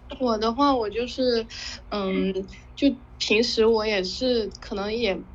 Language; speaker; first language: Chinese; non-native, local second language; Hakka Chinese